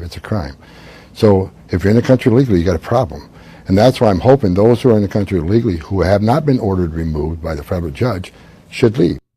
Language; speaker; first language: English; native; English